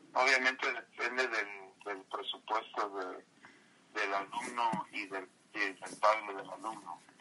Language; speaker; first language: Spanish; early bilingual, heritage; Spanish